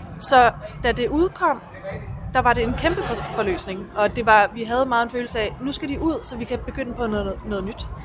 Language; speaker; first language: Danish; native; Danish